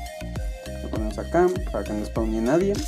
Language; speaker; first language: Spanish; native; Spanish